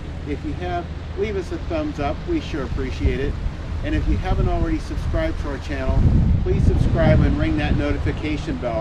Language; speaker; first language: English; native; English